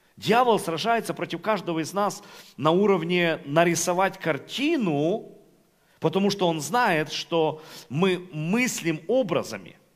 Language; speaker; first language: Russian; non-native, local second language; Ukrainian